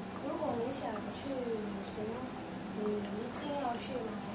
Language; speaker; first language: Chinese; non-native, learner; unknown